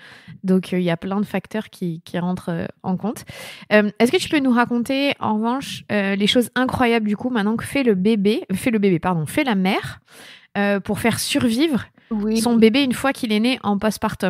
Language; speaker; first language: French; native; French